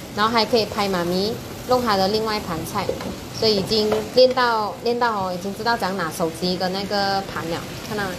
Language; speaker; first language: Chinese; native; Chinese